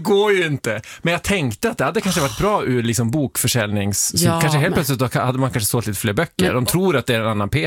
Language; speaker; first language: Swedish; native; Swedish